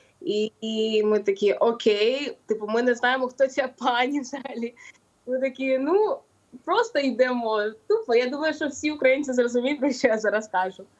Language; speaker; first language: Ukrainian; non-native, local second language; Russian